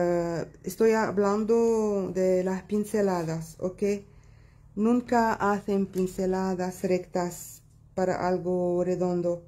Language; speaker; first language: Spanish; non-native, fluent; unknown